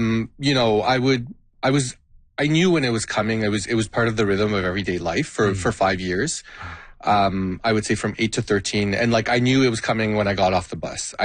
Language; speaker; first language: English; non-native, fluent; Gujarati